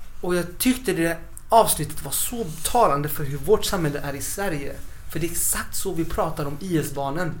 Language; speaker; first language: Swedish; early bilingual, other home language; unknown